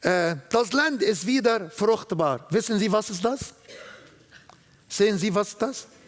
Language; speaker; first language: German; non-native, learner; Arabic